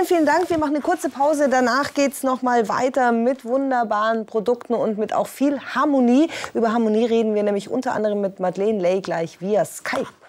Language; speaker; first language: German; native; German